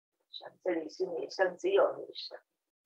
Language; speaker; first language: Chinese; non-native, learner; Vietnamese